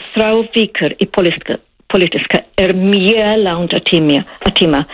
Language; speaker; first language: Icelandic; non-native, learner; Hebrew